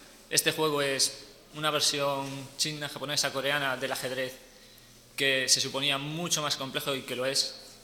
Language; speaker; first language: Spanish; native; Spanish